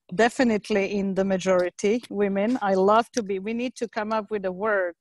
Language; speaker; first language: English; non-native, fluent; Slovak